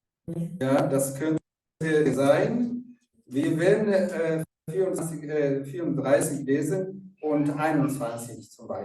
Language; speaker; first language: German; non-native, fluent; Rundi